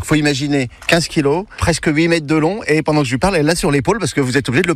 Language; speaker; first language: French; native; French